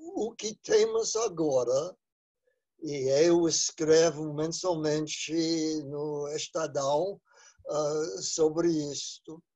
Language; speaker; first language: Portuguese; non-native, fluent; English